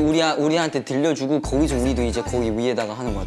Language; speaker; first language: Korean; early bilingual, heritage; Korean